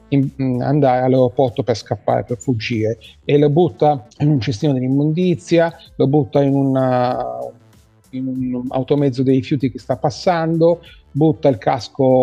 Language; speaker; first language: Italian; native; Italian